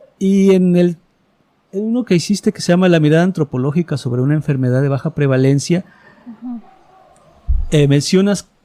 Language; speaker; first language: Spanish; native; Spanish